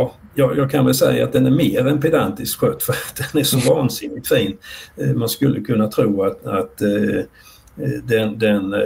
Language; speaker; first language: Swedish; native; Swedish